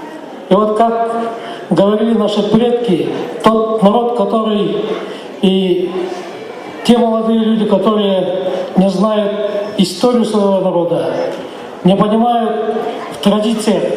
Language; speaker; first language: Russian; non-native, local second language; Yakut